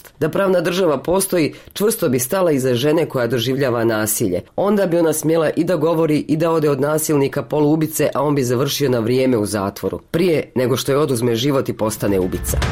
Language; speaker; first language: Serbian; native; Serbian